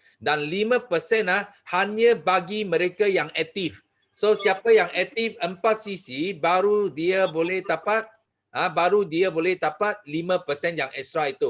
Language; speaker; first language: Malay; non-native, local second language; Chinese